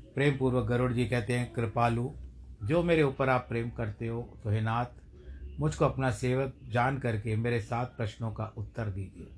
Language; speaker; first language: Hindi; native; Hindi